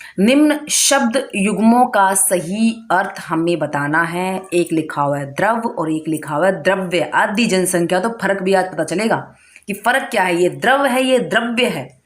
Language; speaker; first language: Hindi; native; Hindi